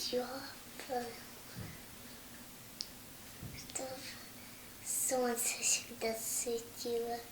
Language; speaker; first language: Russian; non-native, local second language; Yakut